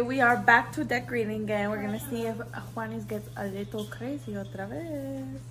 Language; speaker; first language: English; early bilingual, other home language; Spanish